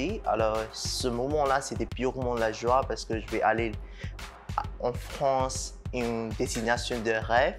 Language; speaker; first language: French; non-native, fluent; Burmese